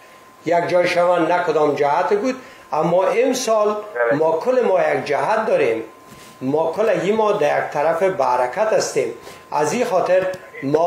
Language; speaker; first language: Persian; native; Persian